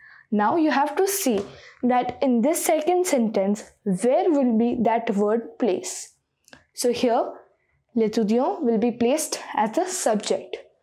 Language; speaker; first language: English; non-native, local second language; Hindi